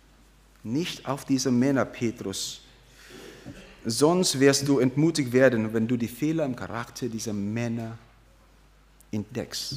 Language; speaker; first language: German; non-native, fluent; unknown